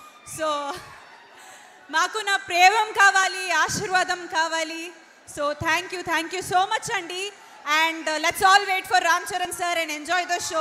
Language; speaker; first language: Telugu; non-native, learner; Kannada